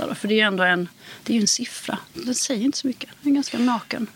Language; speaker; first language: Swedish; native; Swedish